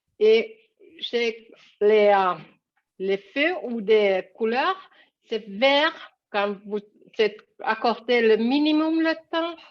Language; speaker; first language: French; non-native, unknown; Finnish